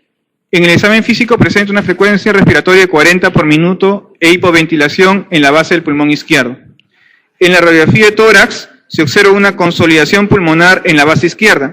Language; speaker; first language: Spanish; native; Spanish